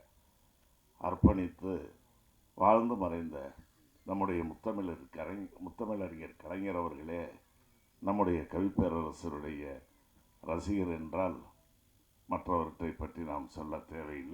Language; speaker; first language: Tamil; native; Tamil